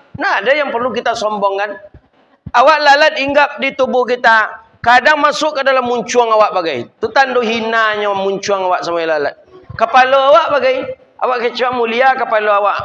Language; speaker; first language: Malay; non-native, local second language; Minangkabau